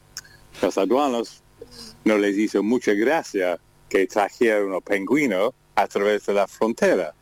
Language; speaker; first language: Spanish; non-native, learner; English